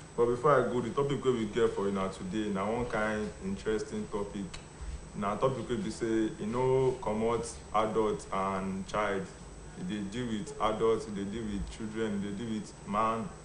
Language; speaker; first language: Nigerian Pidgin; non-native, local second language; Yoruba